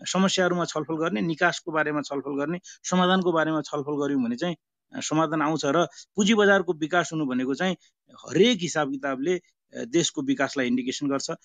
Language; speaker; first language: Nepali; native; Nepali